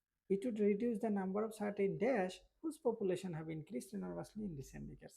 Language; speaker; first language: English; non-native, local second language; Bangla